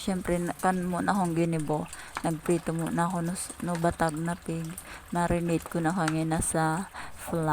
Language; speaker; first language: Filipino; non-native, local second language; Bikol